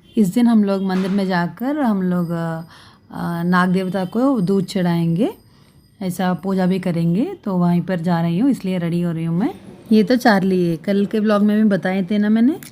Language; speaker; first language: Hindi; non-native, local second language; Telugu